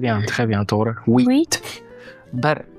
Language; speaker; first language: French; non-native, fluent; Uzbek